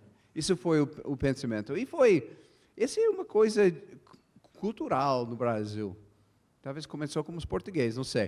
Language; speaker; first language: Portuguese; non-native, fluent; English